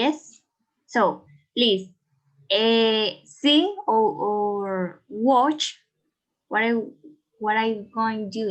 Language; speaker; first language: English; non-native, learner; Spanish